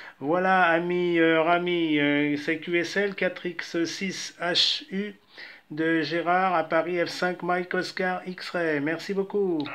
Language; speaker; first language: French; native; French